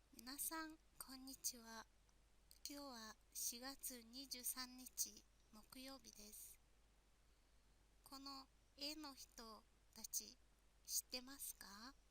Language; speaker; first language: Japanese; non-native, fluent; Mongolian